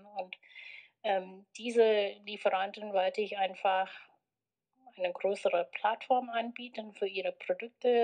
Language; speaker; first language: German; non-native, fluent; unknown